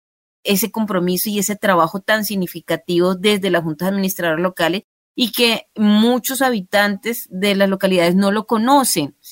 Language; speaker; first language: Spanish; native; Spanish